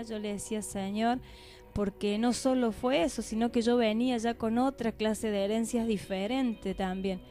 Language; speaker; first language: Spanish; native; Spanish